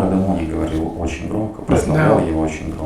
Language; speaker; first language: Russian; native; Russian